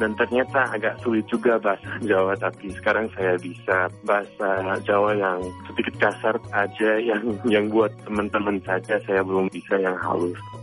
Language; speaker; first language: Indonesian; non-native, fluent; English